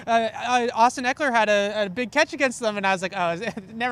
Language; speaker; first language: English; native; English